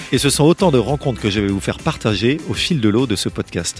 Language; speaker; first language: French; native; French